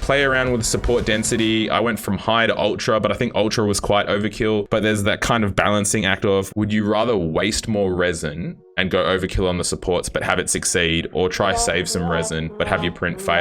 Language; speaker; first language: English; native; English